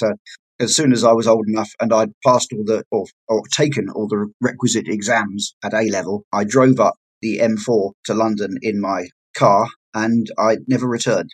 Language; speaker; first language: English; native; English